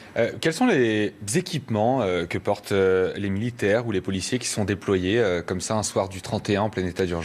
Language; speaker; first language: French; native; French